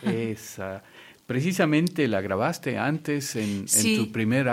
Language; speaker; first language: Spanish; native; Spanish